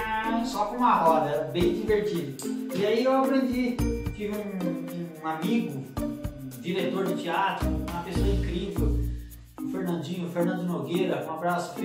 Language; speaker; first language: Portuguese; native; Portuguese